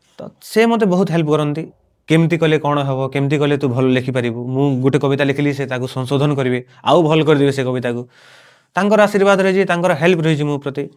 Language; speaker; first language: Odia; non-native, local second language; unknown